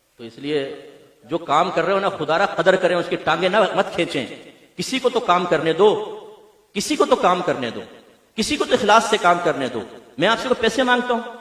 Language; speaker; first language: Urdu; native; Urdu